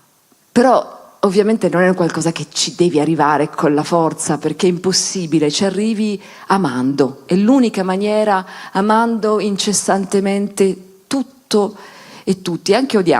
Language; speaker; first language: Italian; native; Italian